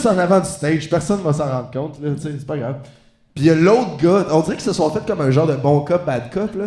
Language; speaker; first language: French; native; French